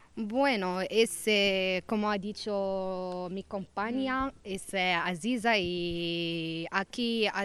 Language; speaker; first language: Spanish; non-native, learner; Arabic